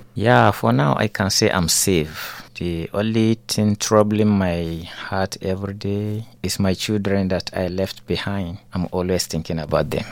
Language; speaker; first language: English; non-native, local second language; Hausa